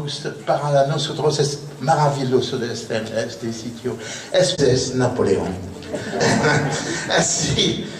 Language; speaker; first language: Spanish; non-native, learner; French